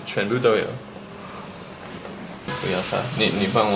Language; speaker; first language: Chinese; non-native, fluent; English